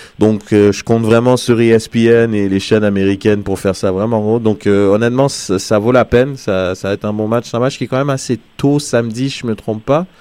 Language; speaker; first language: French; native; French